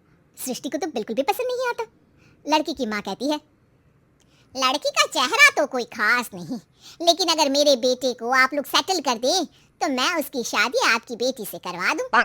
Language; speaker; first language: Hindi; native; Hindi